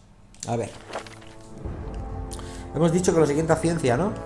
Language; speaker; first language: Spanish; native; Spanish